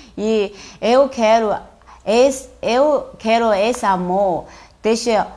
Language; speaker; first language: Portuguese; non-native, learner; Chinese